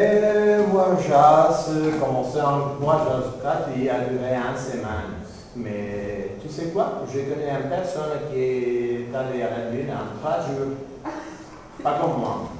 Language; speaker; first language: French; non-native, learner; Spanish